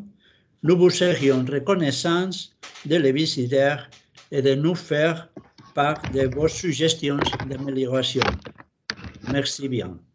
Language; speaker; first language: French; non-native, learner; Catalan